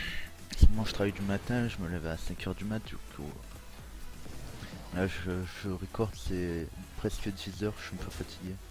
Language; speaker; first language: French; native; French